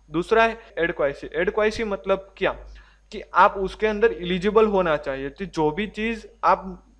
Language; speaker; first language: Hindi; non-native, local second language; Gujarati